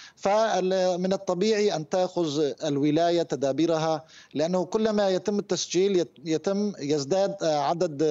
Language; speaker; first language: Arabic; non-native, fluent; Turkish